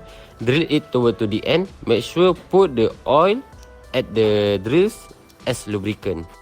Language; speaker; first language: English; non-native, local second language; Malay